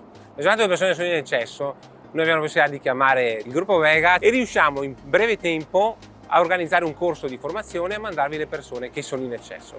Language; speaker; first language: Italian; native; Italian